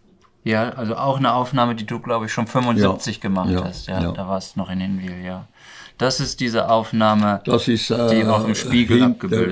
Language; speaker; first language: German; native; German